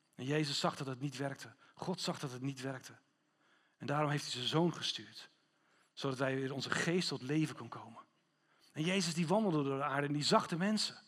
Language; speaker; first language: Dutch; non-native, fluent; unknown